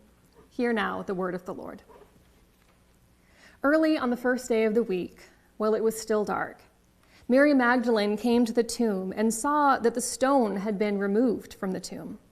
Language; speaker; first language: English; native; English